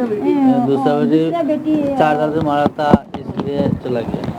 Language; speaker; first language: Hindi; non-native, local second language; Bangla